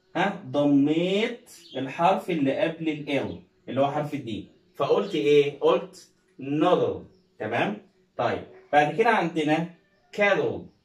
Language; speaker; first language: Arabic; native; Arabic